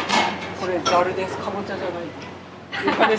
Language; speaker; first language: Japanese; native; Japanese